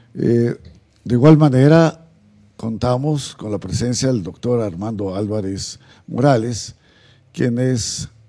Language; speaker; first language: Spanish; native; Spanish